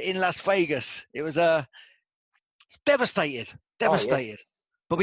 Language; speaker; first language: English; native; English